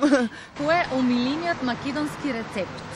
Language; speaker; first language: Macedonian; native; Macedonian